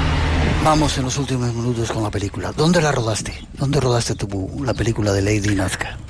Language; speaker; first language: Spanish; native; Spanish